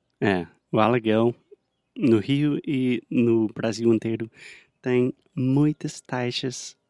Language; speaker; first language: Portuguese; non-native, fluent; English